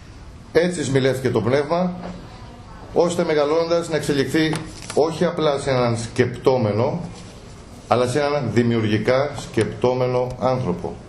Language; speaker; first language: Greek; native; Greek